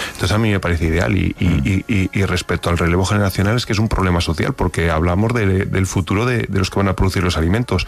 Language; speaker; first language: Spanish; native; Spanish